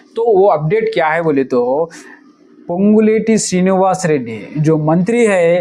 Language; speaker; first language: Hindi; non-native, local second language; Telugu